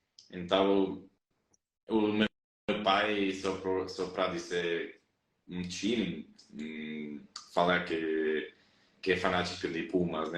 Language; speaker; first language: Portuguese; non-native, fluent; Spanish